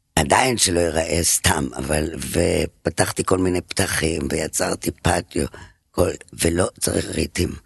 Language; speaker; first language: Hebrew; non-native, fluent; French